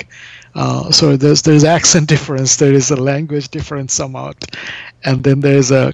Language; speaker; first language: English; non-native, local second language; Bangla